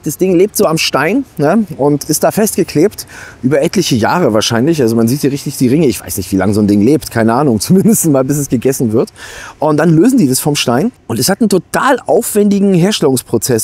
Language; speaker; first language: German; native; German